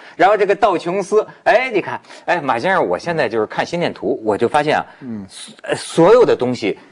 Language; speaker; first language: Chinese; native; Chinese